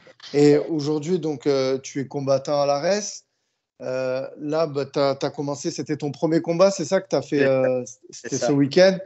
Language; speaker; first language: French; native; French